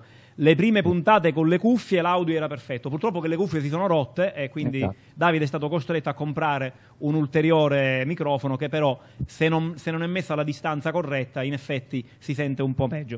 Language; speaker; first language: Italian; native; Italian